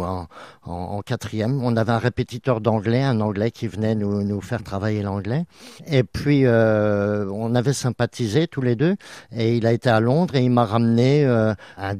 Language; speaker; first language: French; native; French